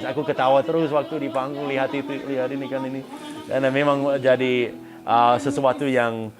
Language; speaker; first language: Indonesian; non-native, fluent; English